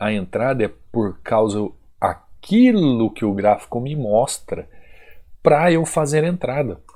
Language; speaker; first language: Portuguese; native; Portuguese